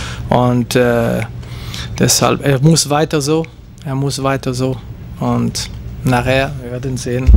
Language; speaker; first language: German; non-native, local second language; French